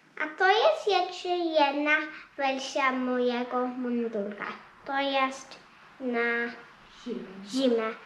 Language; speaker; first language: Polish; early bilingual, heritage; Polish